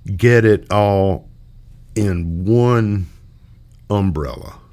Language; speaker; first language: English; native; English